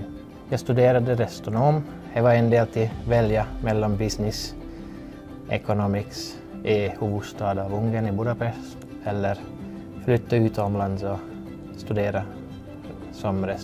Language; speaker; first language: Swedish; non-native, fluent; Hungarian